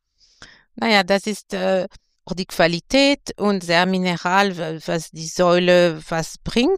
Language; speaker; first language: German; non-native, fluent; French